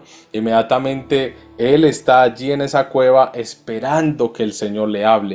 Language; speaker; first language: Spanish; native; Spanish